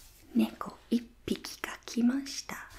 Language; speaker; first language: Japanese; non-native, fluent; English